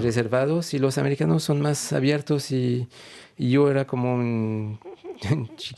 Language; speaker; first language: Spanish; non-native, fluent; French